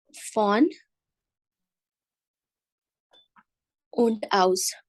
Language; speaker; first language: German; non-native, learner; Hindi